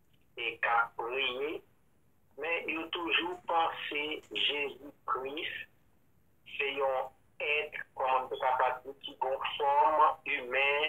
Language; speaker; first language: French; non-native, local second language; Haitian Creole